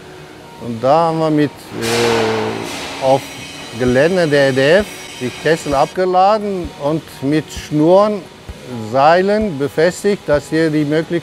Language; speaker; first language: German; non-native, learner; Polish